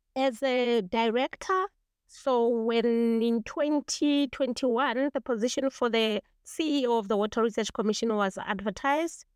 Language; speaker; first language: English; non-native, local second language; Tswana